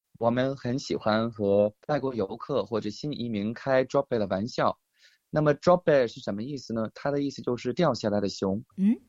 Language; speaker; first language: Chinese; early bilingual, heritage; Chinese